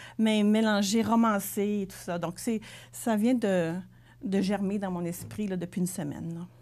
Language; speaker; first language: French; native; French